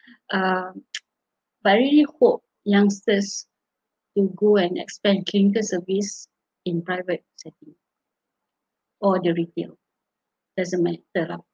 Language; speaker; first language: English; non-native, local second language; Malay